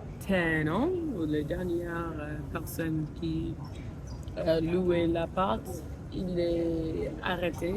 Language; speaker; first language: French; non-native, fluent; English